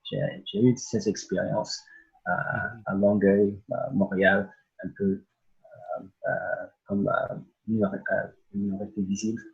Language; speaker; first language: French; early bilingual, other home language; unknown